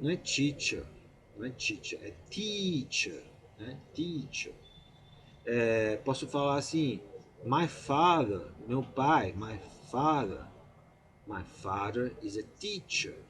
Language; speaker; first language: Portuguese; non-native, fluent; Italian